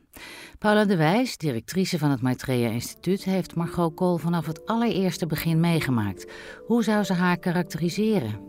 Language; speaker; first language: Dutch; native; Dutch